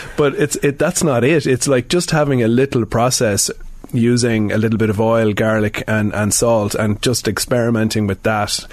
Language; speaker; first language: English; native; English